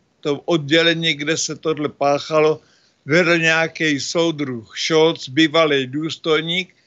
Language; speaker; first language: Czech; native; Czech